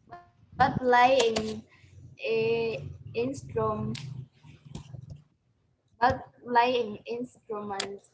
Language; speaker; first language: English; non-native, learner; Vietnamese